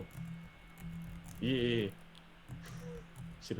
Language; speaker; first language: Japanese; non-native, learner; English